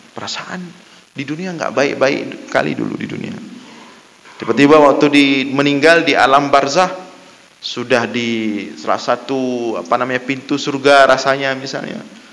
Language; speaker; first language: Malay; non-native, local second language; Achinese